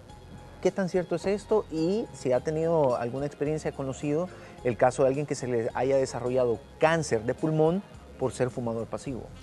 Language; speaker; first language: Spanish; native; Spanish